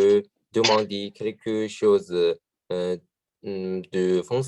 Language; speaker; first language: French; non-native, learner; Chinese